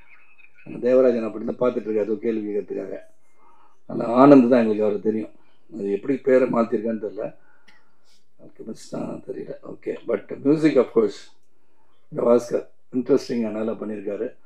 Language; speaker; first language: Tamil; native; Tamil